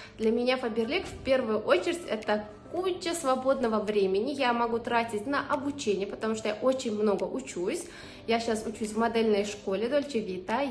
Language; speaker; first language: Russian; non-native, local second language; Uzbek